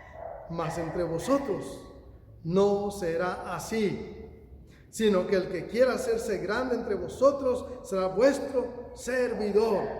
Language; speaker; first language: Spanish; native; Spanish